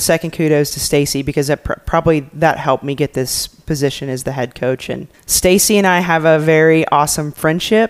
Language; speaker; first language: English; native; English